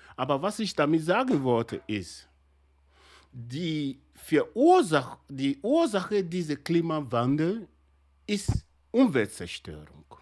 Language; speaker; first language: German; non-native, fluent; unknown